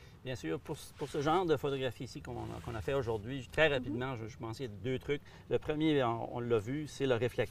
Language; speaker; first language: French; native; French